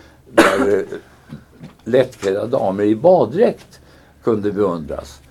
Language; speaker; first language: Swedish; native; Swedish